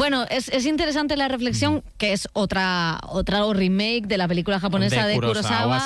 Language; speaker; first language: Spanish; native; Spanish